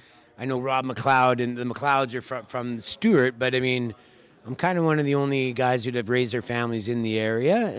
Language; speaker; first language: English; native; English